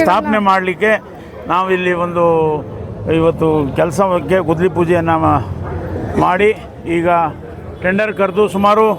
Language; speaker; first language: Kannada; native; Kannada